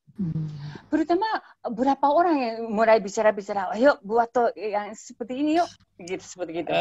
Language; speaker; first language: Indonesian; non-native, fluent; Japanese